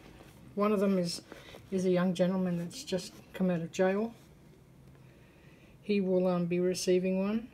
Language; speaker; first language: English; native; English